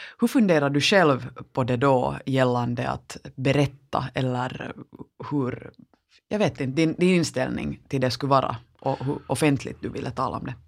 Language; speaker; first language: Swedish; native; Swedish